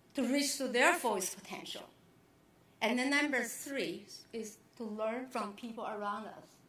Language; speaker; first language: English; non-native, fluent; Chinese